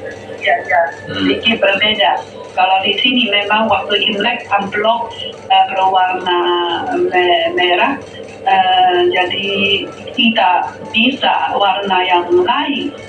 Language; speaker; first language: Indonesian; non-native, fluent; Chinese